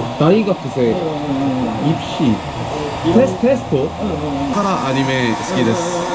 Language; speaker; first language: Japanese; non-native, learner; Korean